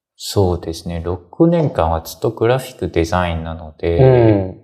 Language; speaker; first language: Japanese; non-native, fluent; Chinese